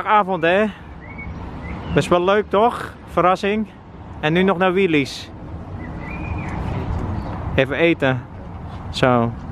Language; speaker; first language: Dutch; non-native, fluent; Filipino